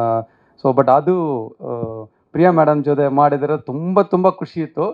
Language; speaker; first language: Kannada; non-native, fluent; Tamil